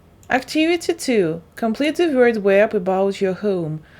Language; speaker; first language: English; non-native, fluent; Ukrainian